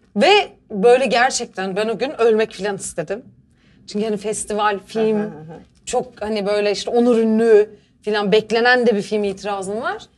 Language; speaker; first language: Turkish; native; Turkish